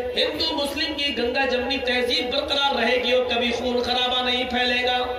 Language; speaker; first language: Hindi; native; Hindi